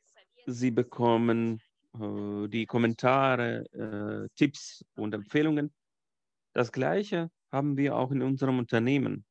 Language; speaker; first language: German; non-native, fluent; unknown